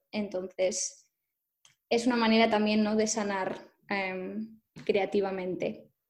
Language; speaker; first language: Spanish; native; Spanish